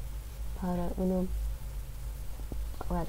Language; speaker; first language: Spanish; non-native, learner; English